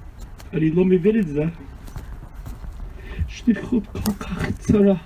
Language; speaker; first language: Hebrew; non-native, fluent; English